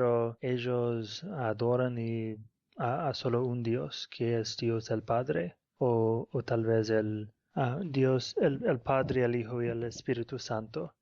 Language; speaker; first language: Spanish; non-native, fluent; English